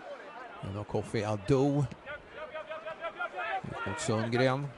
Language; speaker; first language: Swedish; native; Swedish